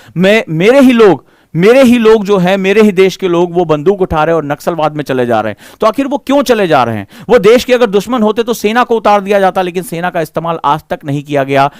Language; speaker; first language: Hindi; native; Hindi